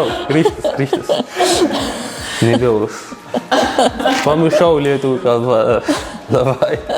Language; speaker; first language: Lithuanian; non-native, learner; Georgian